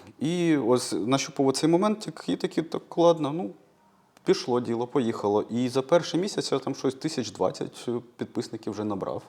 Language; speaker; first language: Ukrainian; non-native, local second language; Russian